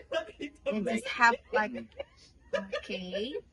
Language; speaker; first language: English; non-native, learner; Indonesian